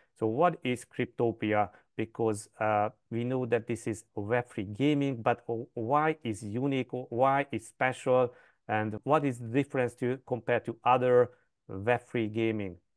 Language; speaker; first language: English; non-native, fluent; Hungarian